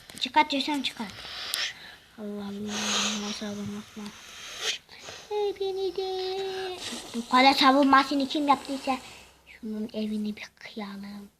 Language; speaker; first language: Turkish; native; Turkish